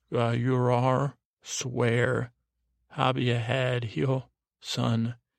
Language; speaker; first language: Spanish; non-native, learner; English